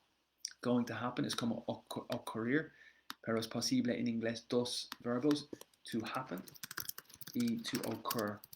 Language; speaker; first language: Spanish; non-native, learner; English